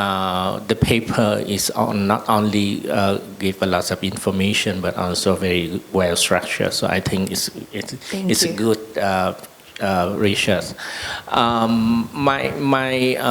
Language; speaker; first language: English; non-native, learner; Vietnamese